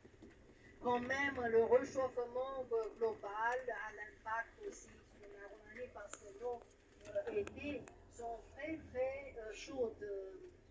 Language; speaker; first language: French; non-native, fluent; Romanian